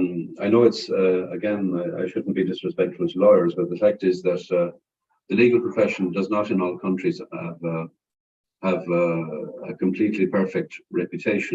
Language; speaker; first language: English; non-native, fluent; Irish